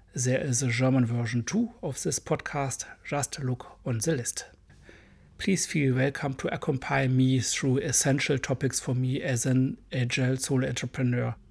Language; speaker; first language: English; non-native, fluent; German